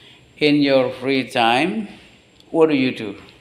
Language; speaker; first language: English; non-native, learner; Indonesian